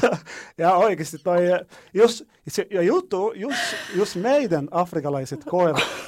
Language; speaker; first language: Finnish; non-native, learner; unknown